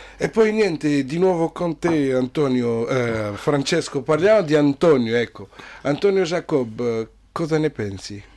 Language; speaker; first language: Italian; non-native, fluent; Arabic